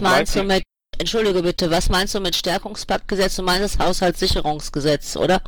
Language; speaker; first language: German; native; German